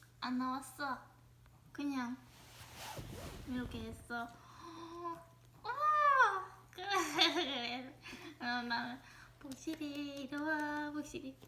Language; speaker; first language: Korean; non-native, learner; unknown